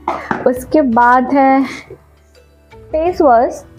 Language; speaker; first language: Hindi; non-native, local second language; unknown